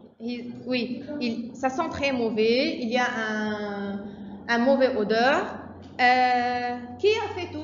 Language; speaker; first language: French; non-native, fluent; Arabic